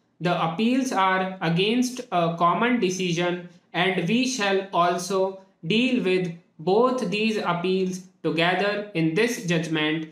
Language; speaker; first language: English; non-native, local second language; Hindi